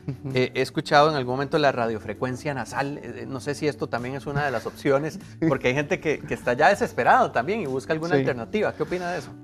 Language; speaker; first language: Spanish; native; Spanish